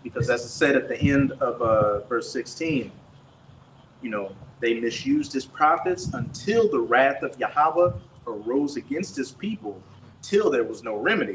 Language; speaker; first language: English; native; English